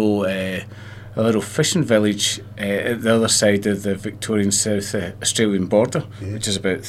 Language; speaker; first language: English; native; English